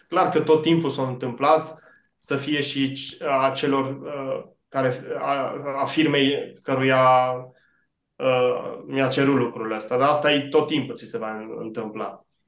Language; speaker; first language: Romanian; early bilingual, heritage; Romanian